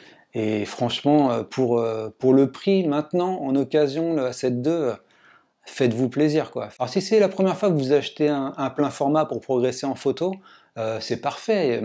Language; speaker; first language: French; native; French